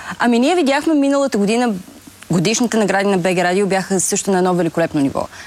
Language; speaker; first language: Bulgarian; native; Bulgarian